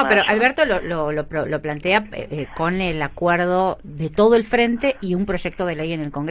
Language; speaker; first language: Spanish; native; Spanish